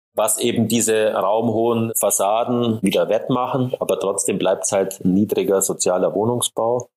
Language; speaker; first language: German; native; German